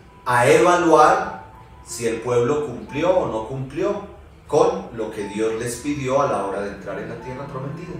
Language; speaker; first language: Spanish; native; Spanish